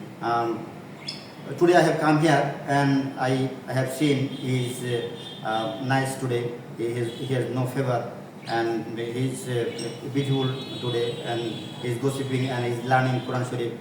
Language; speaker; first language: English; non-native, local second language; Bangla